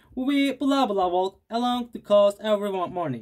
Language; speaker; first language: English; non-native, fluent; Turkish